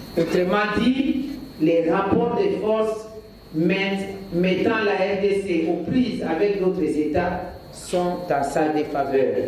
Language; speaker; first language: French; non-native, local second language; Lingala